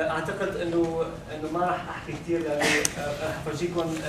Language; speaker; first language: Arabic; native; Arabic